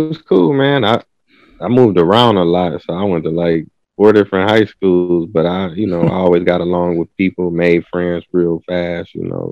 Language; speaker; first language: English; native; English